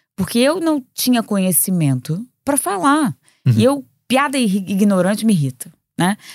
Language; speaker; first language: Portuguese; native; Portuguese